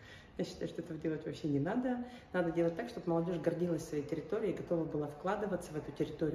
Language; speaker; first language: Russian; native; Russian